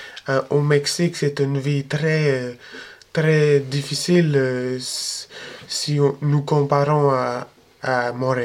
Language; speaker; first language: French; early bilingual, other home language; Spanish